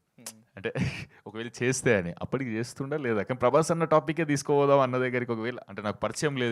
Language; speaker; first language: Telugu; native; Telugu